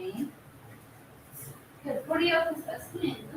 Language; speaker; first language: Spanish; native; Spanish